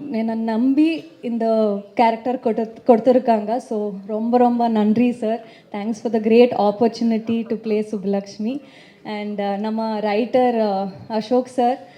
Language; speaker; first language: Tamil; non-native, learner; Kannada